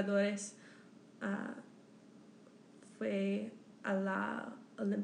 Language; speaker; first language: Spanish; non-native, learner; English